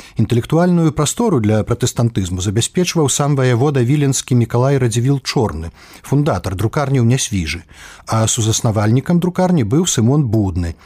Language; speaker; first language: Belarusian; native; Belarusian